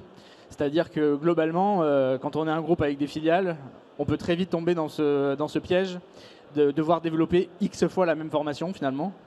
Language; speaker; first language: French; native; French